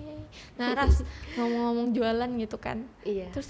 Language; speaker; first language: Indonesian; native; Indonesian